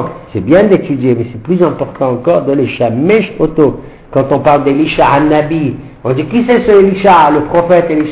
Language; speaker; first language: French; native; French